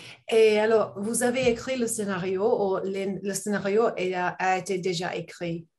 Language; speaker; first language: French; non-native, learner; English